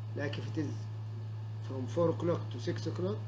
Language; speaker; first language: English; non-native, learner; Arabic